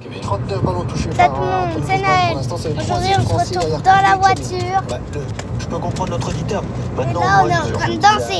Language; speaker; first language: French; native; French